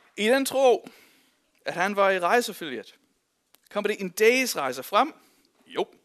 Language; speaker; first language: Danish; non-native, fluent; English